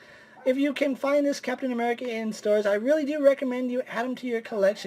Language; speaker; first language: English; native; English